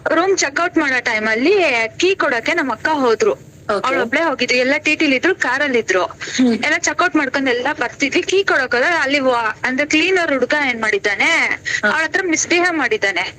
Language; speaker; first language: Kannada; native; Kannada